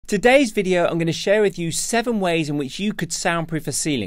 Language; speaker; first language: English; native; English